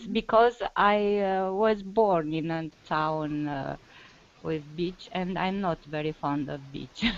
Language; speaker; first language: English; non-native, learner; Romanian